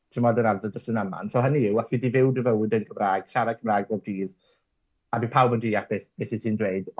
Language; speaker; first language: Welsh; native; Welsh